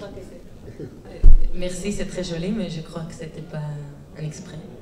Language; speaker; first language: French; non-native, learner; Hebrew